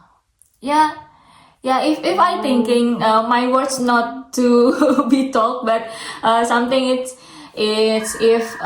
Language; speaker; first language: English; non-native, learner; Indonesian